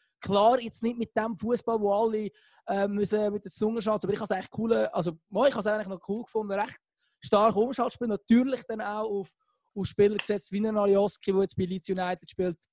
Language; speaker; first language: German; native; German